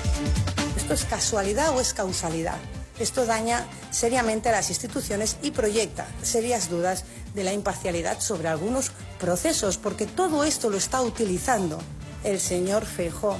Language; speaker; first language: Spanish; native; Spanish